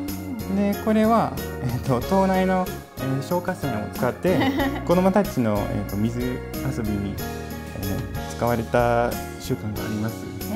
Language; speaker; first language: Japanese; non-native, fluent; English